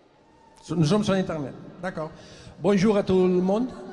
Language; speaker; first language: French; non-native, fluent; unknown